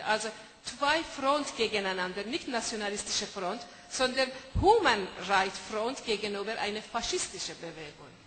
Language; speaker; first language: German; non-native, fluent; Persian